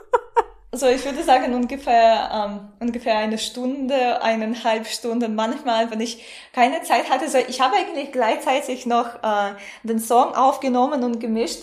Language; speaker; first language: German; non-native, fluent; Russian